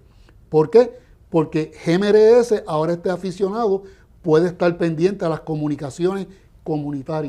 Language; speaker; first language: Spanish; native; Spanish